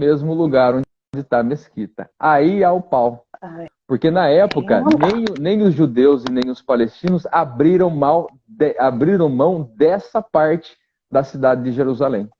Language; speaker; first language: Portuguese; native; Portuguese